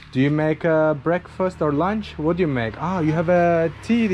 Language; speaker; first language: English; non-native, fluent; Azerbaijani